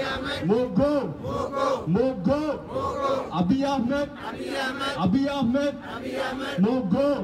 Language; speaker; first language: Norwegian; non-native, learner; Oromo